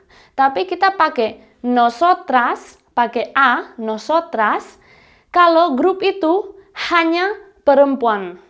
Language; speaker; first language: Indonesian; non-native, fluent; Spanish